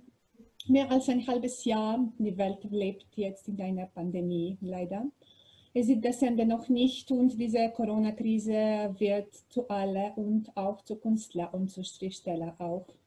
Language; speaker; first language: German; non-native, learner; Macedonian